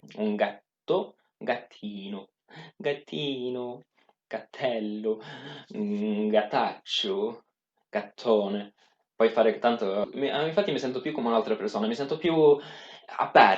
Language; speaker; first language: Italian; non-native, fluent; Swedish